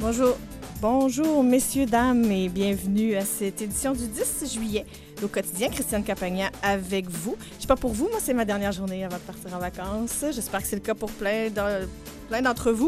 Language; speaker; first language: French; native; French